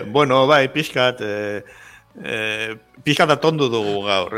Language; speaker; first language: Basque; native; Basque